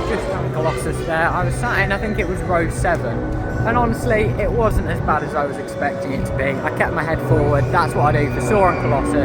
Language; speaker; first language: English; native; English